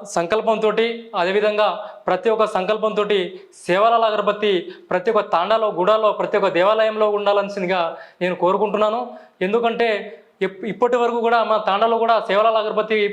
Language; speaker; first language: Telugu; non-native, local second language; Lambadi